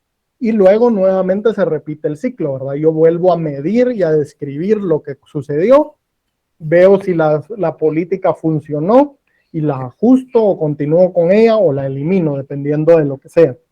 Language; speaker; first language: Spanish; native; Spanish